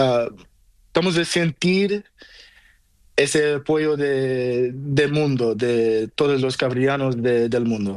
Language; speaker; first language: Spanish; non-native, learner; Portuguese